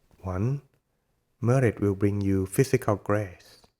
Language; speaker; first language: English; non-native, fluent; Thai